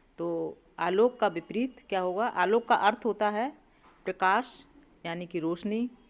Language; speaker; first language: Hindi; native; Hindi